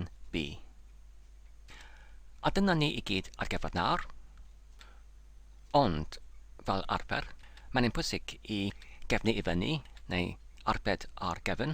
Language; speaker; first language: Welsh; non-native, learner; English